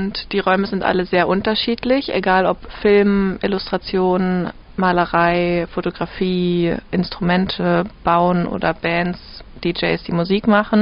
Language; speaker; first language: German; native; German